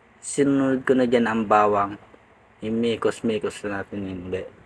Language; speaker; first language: Filipino; non-native, local second language; Bikol